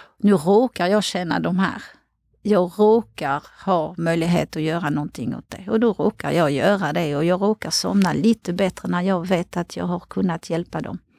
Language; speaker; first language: Swedish; non-native, fluent; French